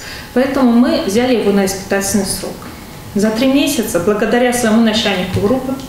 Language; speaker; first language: Russian; native; Russian